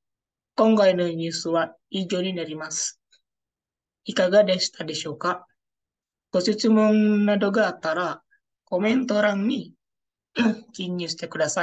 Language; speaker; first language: Japanese; non-native, learner; Indonesian